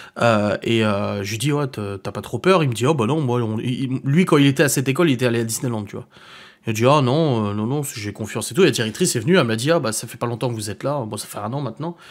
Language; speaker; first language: French; native; French